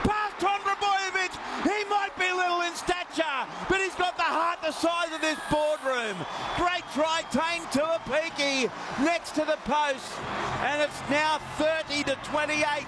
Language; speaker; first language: English; native; English